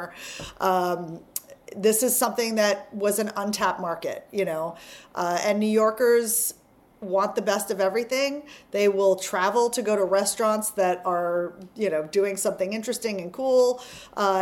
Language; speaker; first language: English; native; English